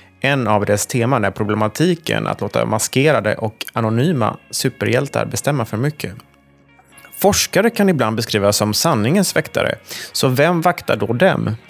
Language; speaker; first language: Swedish; native; Swedish